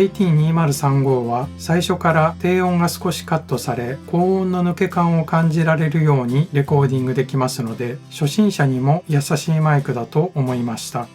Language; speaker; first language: Japanese; native; Japanese